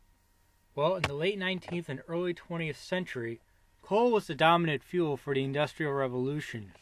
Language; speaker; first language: English; native; English